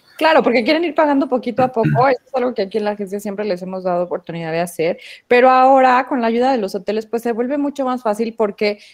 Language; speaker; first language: Spanish; native; Spanish